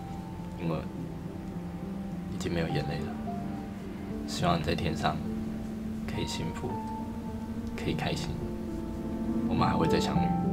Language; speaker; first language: Chinese; native; Chinese